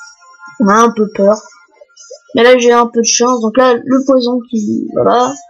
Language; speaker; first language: French; native; French